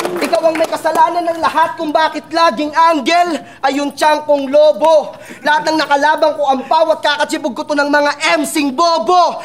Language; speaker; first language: Filipino; native; Filipino